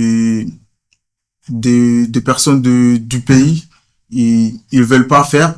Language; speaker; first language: French; non-native, fluent; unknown